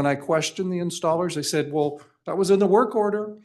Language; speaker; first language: English; native; English